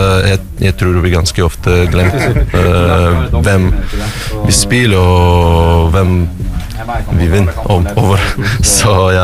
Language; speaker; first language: Norwegian; non-native, learner; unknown